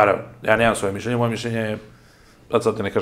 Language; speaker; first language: Serbian; native; Serbian